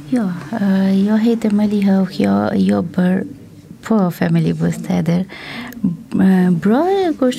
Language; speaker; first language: Swedish; non-native, learner; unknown